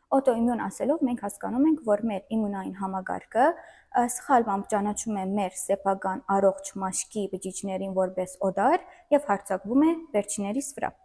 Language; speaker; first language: Armenian; native; Armenian